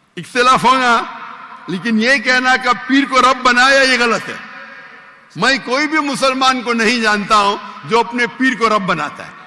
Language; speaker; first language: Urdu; non-native, local second language; Konkani